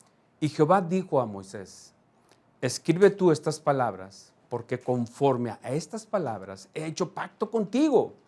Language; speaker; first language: Spanish; native; Spanish